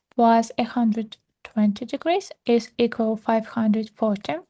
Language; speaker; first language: English; non-native, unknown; Ukrainian